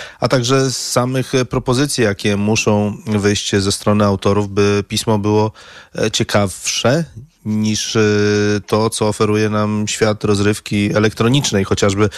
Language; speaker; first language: Polish; native; Polish